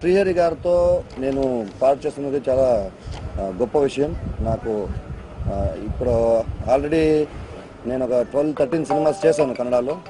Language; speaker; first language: Telugu; non-native, fluent; Kannada